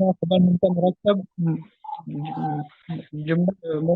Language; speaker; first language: Arabic; non-native, learner; Urdu